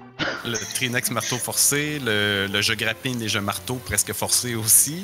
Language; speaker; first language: French; native; French